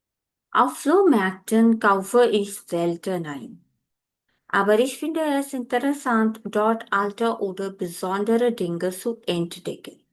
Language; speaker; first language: German; non-native, fluent; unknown